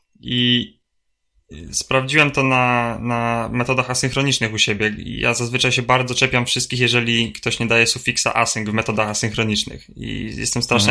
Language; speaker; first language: Polish; native; Polish